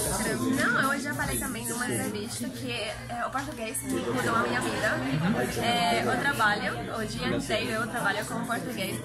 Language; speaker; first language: Portuguese; non-native, fluent; Spanish